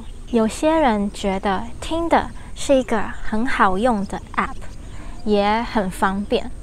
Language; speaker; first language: Chinese; non-native, learner; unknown